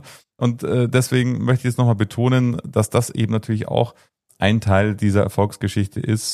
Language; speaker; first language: German; native; German